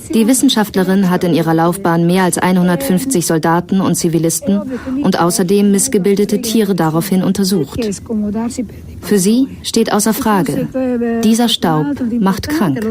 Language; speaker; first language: German; native; German